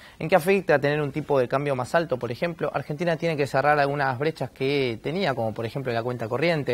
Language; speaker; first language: Spanish; native; Spanish